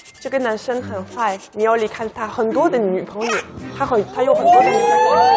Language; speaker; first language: Chinese; non-native, fluent; French